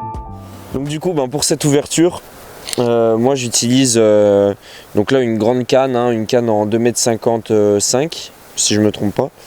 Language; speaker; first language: French; native; French